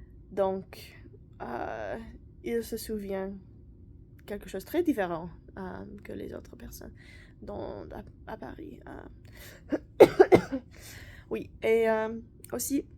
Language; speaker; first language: French; non-native, learner; English